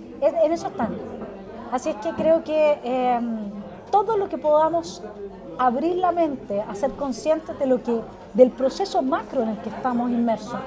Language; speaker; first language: Spanish; native; Spanish